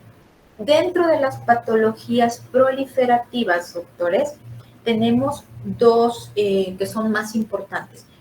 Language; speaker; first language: Spanish; native; Spanish